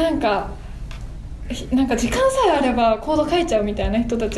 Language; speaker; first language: Japanese; native; Japanese